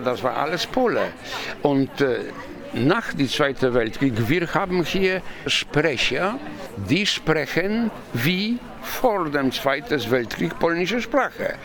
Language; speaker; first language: German; non-native, learner; Polish